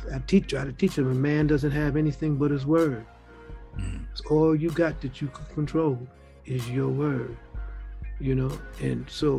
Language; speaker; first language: English; native; English